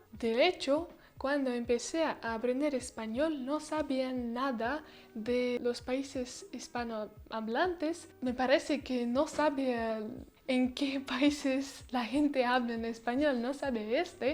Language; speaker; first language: Spanish; non-native, learner; Russian